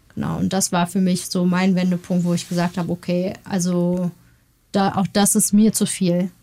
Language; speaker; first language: German; early bilingual, other home language; Turkish